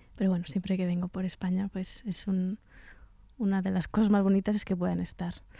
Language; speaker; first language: Spanish; native; Spanish